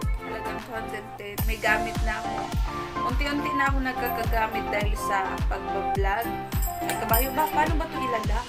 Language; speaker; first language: Filipino; non-native, local second language; Cebuano